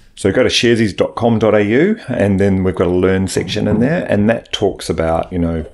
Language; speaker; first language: English; native; English